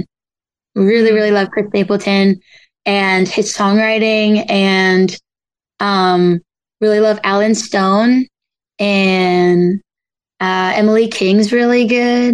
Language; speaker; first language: English; native; English